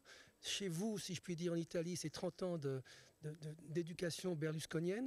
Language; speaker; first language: French; native; French